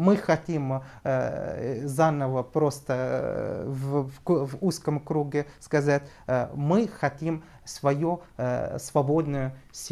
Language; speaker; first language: Russian; non-native, fluent; Arabic